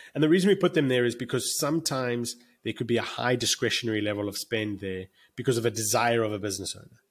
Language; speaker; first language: English; native; English